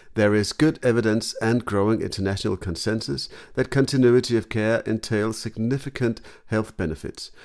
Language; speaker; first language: English; non-native, fluent; Danish